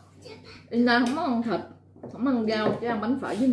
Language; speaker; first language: Vietnamese; native; Vietnamese